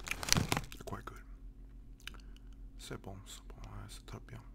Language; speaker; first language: French; non-native, learner; English